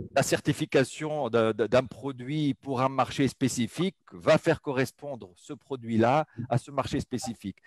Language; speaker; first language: French; non-native, local second language; Arabic